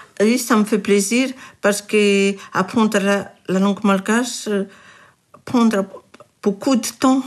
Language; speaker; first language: French; non-native, learner; Malagasy